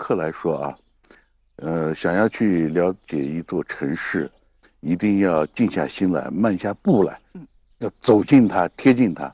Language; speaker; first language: Chinese; native; Chinese